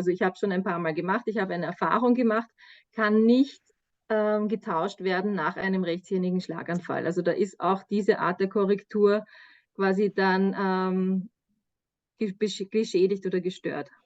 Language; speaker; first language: German; native; German